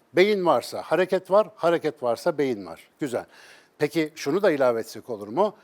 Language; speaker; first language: Turkish; native; Turkish